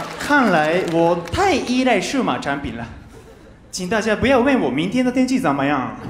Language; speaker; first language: Chinese; non-native, fluent; Japanese